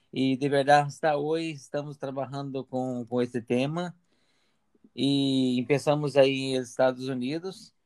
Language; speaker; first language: Spanish; non-native, learner; Portuguese